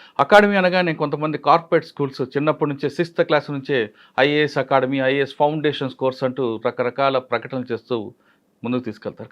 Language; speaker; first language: Telugu; native; Telugu